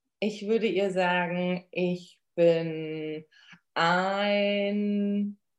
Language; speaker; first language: German; early bilingual, other home language; Polish